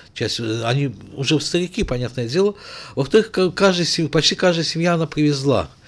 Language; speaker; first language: Russian; native; Russian